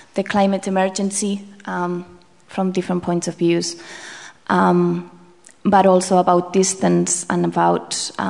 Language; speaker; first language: English; non-native, fluent; Basque